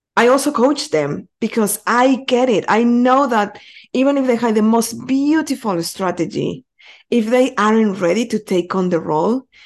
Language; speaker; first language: English; non-native, fluent; Spanish